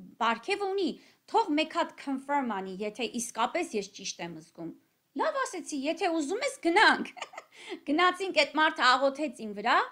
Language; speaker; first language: Armenian; native; Armenian